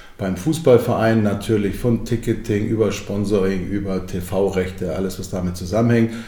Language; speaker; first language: German; early bilingual, other home language; Croatian